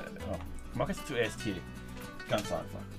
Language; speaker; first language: German; non-native, fluent; English